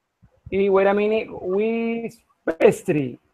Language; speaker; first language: English; non-native, learner; Spanish